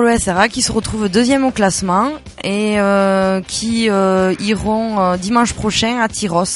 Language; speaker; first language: French; native; French